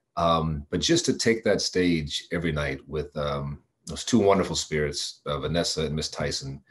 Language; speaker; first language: English; native; English